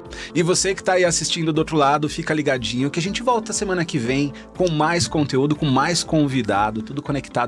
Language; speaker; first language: Portuguese; native; Portuguese